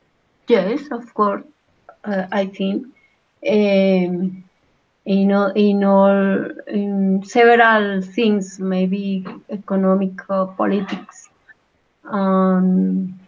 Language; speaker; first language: English; non-native, learner; Spanish